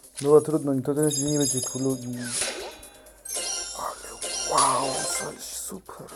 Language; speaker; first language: Polish; native; Polish